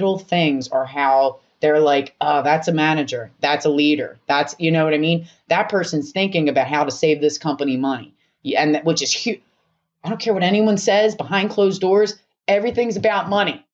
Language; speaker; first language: English; native; English